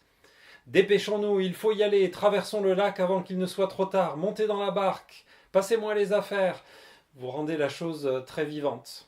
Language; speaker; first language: French; native; French